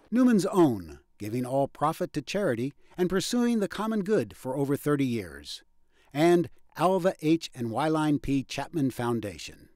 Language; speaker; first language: English; native; English